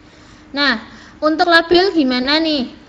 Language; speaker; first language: Indonesian; native; Indonesian